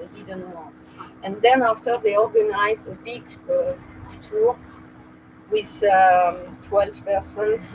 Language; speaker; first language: English; non-native, learner; French